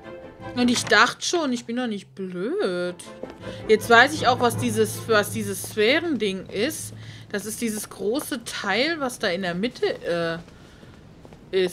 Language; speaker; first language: German; native; German